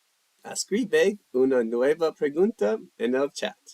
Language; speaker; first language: Spanish; non-native, learner; English